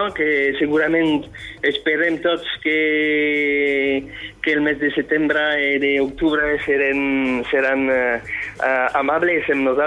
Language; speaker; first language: Catalan; non-native, fluent; French